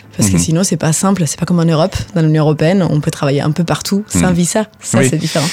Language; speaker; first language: French; non-native, fluent; Spanish